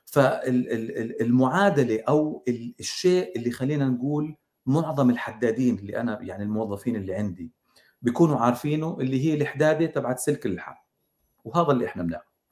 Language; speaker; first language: Arabic; native; Arabic